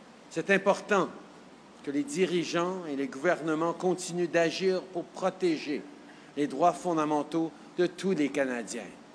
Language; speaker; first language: French; early bilingual, heritage; French